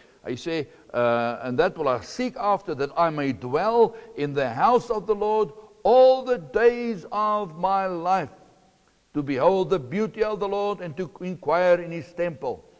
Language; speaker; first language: English; non-native, local second language; Afrikaans